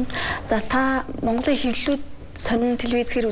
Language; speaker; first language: Mongolian; native; Mongolian